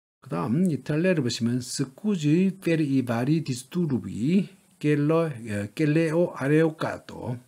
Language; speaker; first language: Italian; non-native, learner; Korean